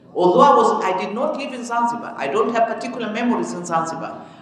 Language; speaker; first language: English; early bilingual, other home language; Arabic